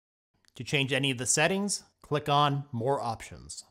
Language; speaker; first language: English; native; English